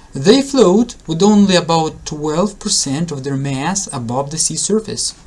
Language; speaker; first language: English; non-native, fluent; Russian